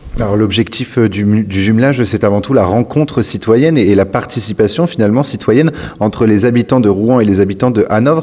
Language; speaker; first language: French; native; French